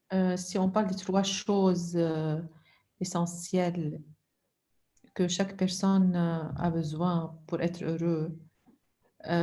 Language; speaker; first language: French; non-native, local second language; Arabic